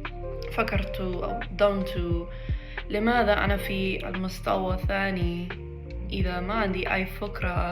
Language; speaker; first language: Arabic; non-native, learner; English